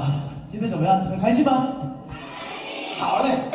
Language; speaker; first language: Chinese; non-native, learner; Korean